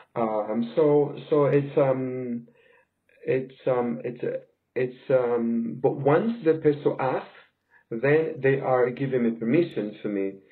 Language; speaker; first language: English; native; English